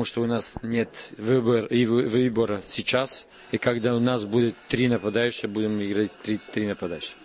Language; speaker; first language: Russian; non-native, learner; Serbian